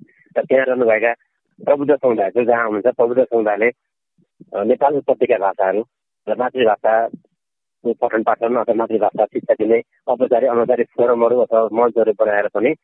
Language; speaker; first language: Nepali; native; Nepali